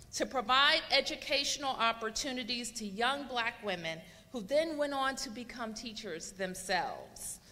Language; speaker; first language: English; native; English